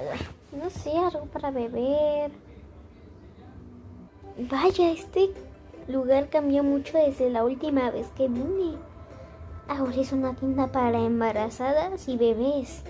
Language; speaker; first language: Spanish; native; Spanish